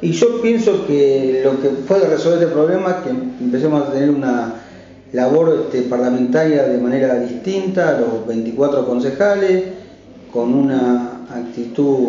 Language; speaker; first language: Spanish; native; Spanish